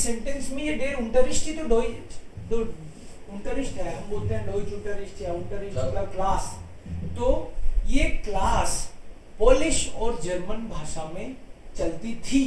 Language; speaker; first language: Hindi; native; Hindi